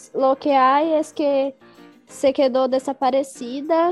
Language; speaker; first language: Spanish; non-native, learner; Portuguese